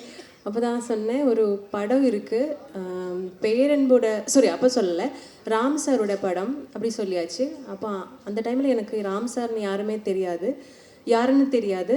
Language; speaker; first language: Tamil; non-native, learner; Malayalam